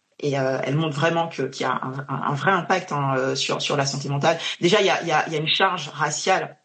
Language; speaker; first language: French; native; French